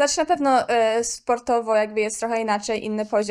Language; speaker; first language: Polish; native; Polish